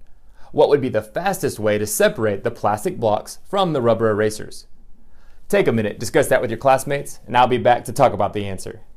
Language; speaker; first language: English; native; English